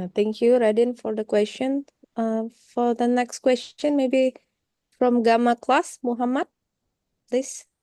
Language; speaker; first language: English; non-native, fluent; Indonesian